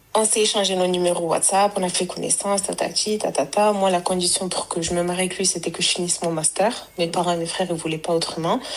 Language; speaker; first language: French; early bilingual, other home language; Arabic